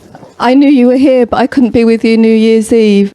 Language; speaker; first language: English; native; English